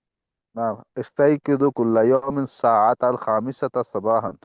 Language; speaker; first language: Arabic; non-native, fluent; Urdu